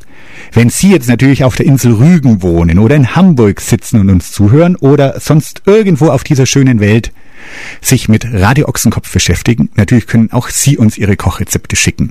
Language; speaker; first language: German; native; German